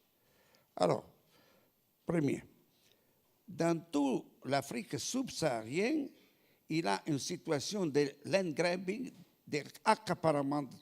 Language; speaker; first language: French; non-native, fluent; Italian